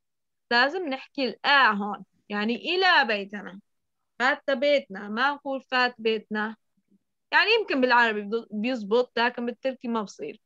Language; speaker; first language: Arabic; native; Arabic